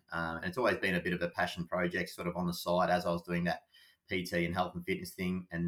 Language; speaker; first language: English; native; English